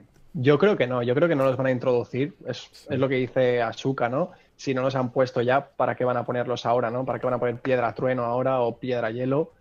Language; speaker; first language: Spanish; native; Spanish